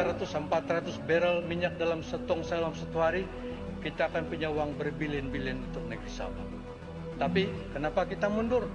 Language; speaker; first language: Malay; native; Malay